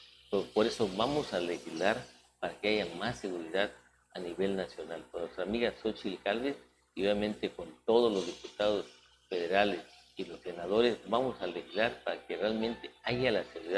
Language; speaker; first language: Spanish; native; Spanish